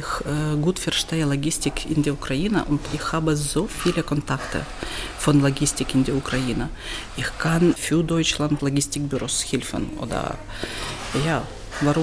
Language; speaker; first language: German; non-native, learner; Ukrainian